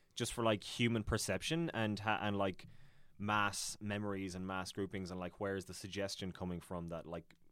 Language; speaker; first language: English; native; English